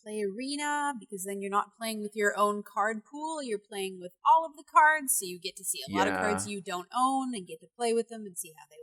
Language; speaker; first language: English; native; English